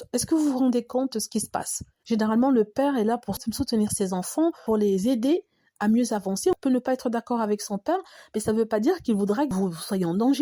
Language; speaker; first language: French; native; French